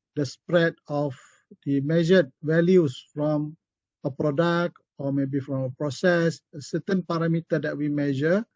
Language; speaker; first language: English; non-native, local second language; Malay